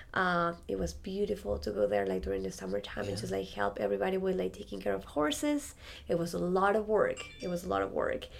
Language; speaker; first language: English; non-native, fluent; Spanish